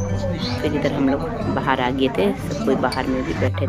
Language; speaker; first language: Hindi; native; Hindi